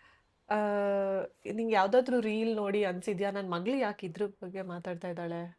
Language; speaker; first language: Kannada; native; Kannada